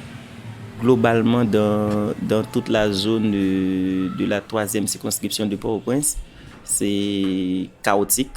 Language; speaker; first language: French; non-native, local second language; Haitian Creole